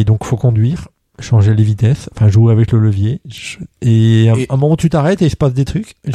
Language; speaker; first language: French; native; French